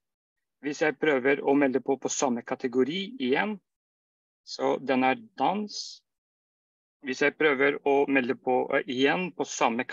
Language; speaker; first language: Norwegian; non-native, fluent; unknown